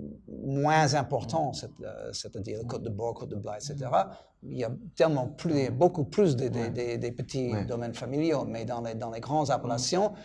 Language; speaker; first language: French; non-native, fluent; English